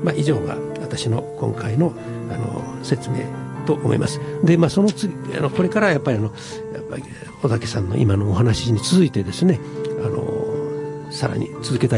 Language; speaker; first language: Japanese; native; Japanese